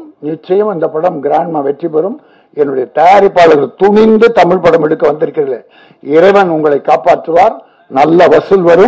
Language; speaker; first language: Tamil; native; Tamil